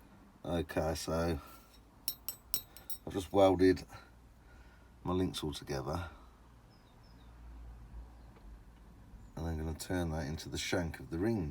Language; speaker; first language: English; native; English